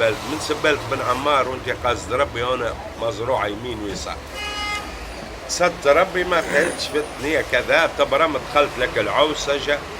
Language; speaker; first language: Arabic; native; Arabic